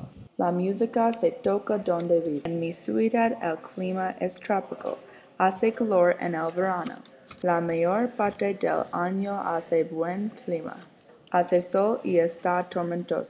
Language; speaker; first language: Spanish; non-native, learner; English